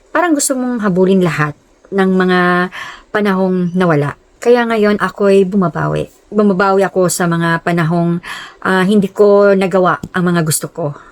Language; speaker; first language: Filipino; non-native, local second language; Cebuano